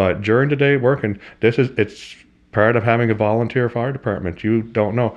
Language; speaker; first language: English; native; English